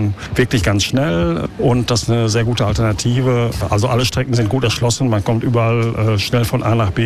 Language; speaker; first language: German; native; German